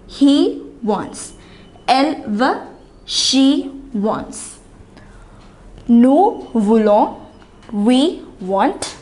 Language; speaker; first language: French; non-native, fluent; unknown